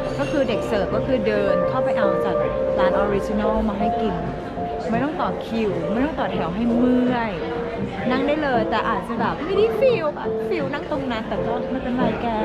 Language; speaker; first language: Thai; native; Thai